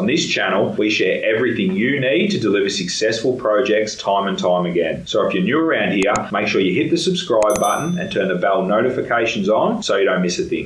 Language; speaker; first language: English; native; English